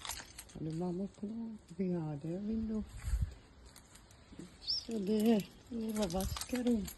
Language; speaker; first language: Danish; non-native, learner; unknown